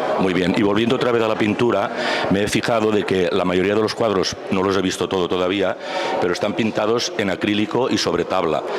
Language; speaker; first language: Spanish; non-native, local second language; Catalan